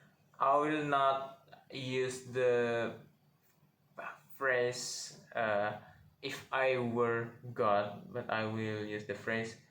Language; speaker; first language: English; non-native, learner; Indonesian